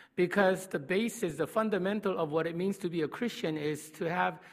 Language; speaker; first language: English; non-native, fluent; Korean